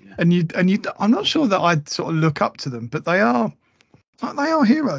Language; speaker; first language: English; native; English